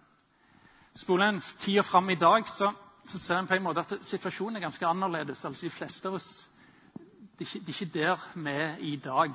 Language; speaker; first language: Norwegian; native; Norwegian